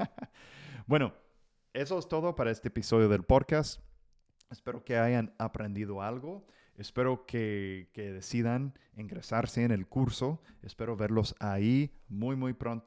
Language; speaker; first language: Spanish; non-native, fluent; English